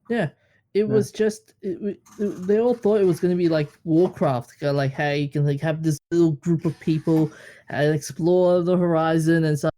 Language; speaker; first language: English; native; English